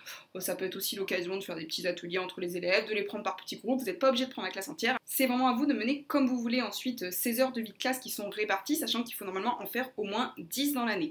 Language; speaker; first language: French; native; French